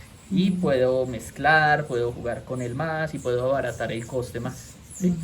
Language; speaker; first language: Spanish; native; Spanish